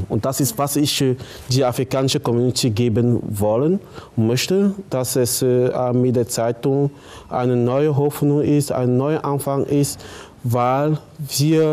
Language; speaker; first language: German; non-native, fluent; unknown